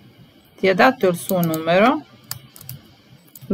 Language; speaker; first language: Italian; non-native, fluent; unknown